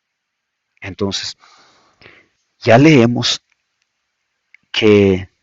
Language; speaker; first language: Spanish; native; Spanish